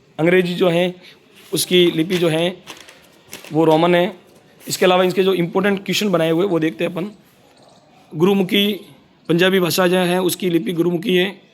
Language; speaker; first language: Hindi; native; Hindi